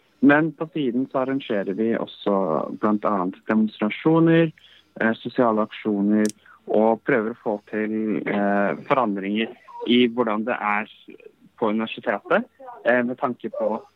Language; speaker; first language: Norwegian; early bilingual, other home language; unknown